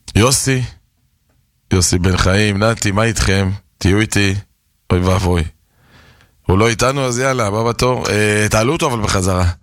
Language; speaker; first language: Hebrew; native; Hebrew